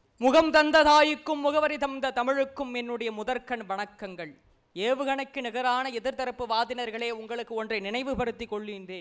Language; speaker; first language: Tamil; native; Tamil